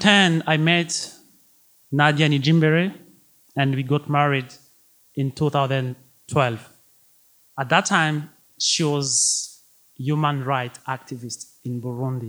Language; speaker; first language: English; non-native, fluent; Rundi